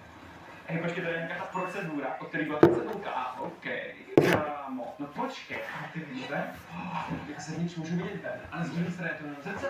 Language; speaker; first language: Czech; native; Czech